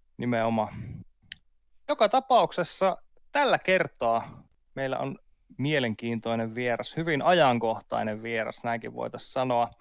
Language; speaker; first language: Finnish; native; Finnish